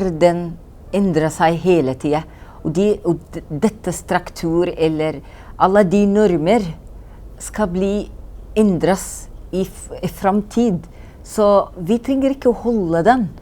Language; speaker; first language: Norwegian; non-native, learner; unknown